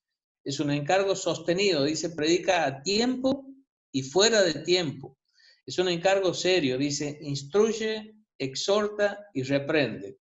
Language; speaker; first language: Spanish; native; Spanish